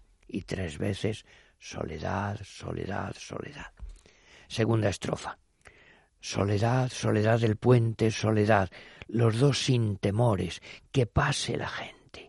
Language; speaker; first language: Spanish; native; Spanish